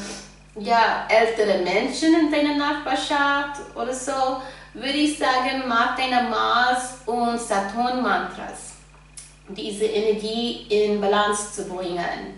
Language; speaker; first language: German; non-native, fluent; English